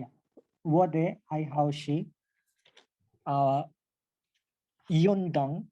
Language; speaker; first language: Chinese; non-native, learner; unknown